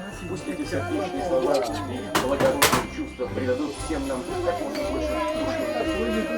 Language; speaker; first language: Russian; native; Russian